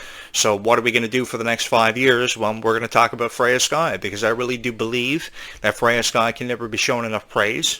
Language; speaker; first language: English; native; English